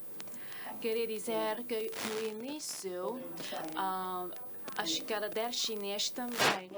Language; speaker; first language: Portuguese; non-native, fluent; Chinese